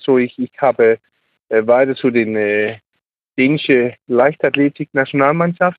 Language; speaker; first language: German; non-native, learner; Danish